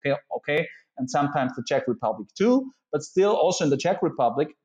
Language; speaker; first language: English; non-native, fluent; German